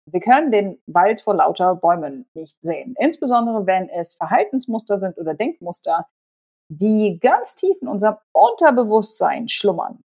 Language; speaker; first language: German; non-native, local second language; Polish